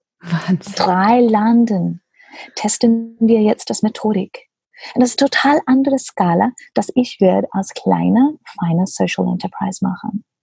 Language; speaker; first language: German; non-native, learner; English